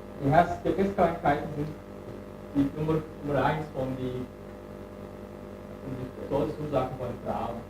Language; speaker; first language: German; non-native, learner; Turkish